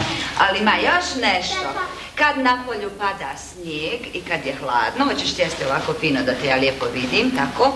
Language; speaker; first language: Serbian; native; Serbian